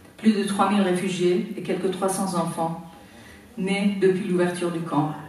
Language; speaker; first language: French; non-native, fluent; Persian